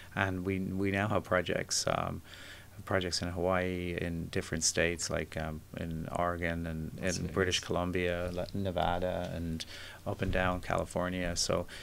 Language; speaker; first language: English; native; English